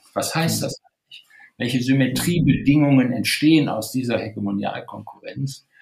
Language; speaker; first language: German; native; German